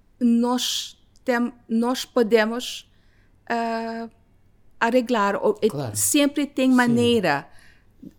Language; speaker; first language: Portuguese; non-native, learner; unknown